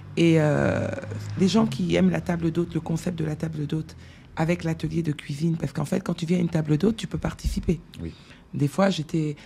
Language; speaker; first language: French; native; French